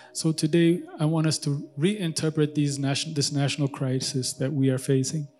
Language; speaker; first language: English; non-native, local second language; Amharic